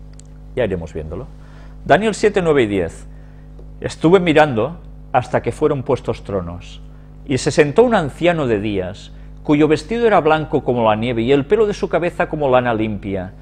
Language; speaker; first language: Spanish; native; Spanish